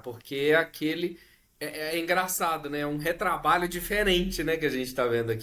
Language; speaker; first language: Portuguese; native; Portuguese